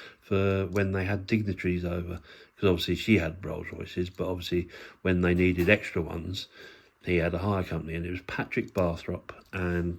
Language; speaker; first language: English; native; English